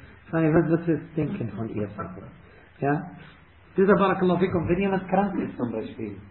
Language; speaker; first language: German; non-native, fluent; Arabic